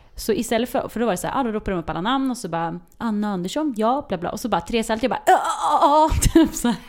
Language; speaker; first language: Swedish; native; Swedish